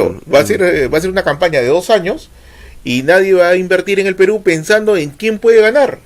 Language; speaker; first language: Spanish; native; Spanish